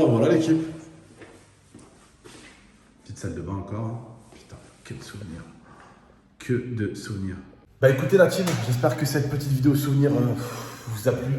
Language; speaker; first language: French; native; French